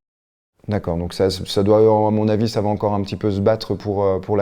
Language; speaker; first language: French; native; French